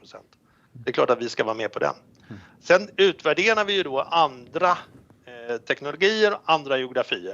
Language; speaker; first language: Swedish; native; Swedish